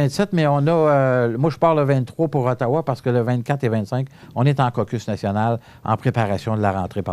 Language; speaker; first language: French; native; French